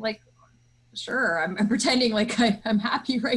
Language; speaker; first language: English; native; English